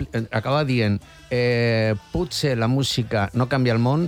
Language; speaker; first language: Catalan; non-native, local second language; Spanish